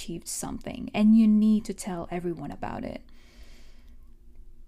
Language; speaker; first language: English; non-native, local second language; Filipino